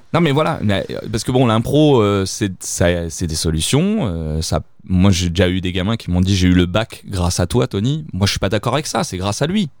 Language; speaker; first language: French; early bilingual, other home language; Italian